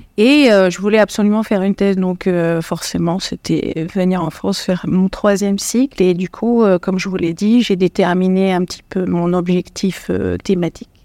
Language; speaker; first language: French; non-native, local second language; Arabic